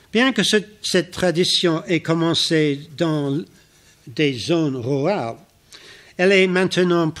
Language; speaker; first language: French; non-native, fluent; English